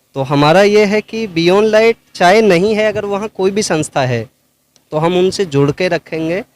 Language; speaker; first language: Hindi; native; Hindi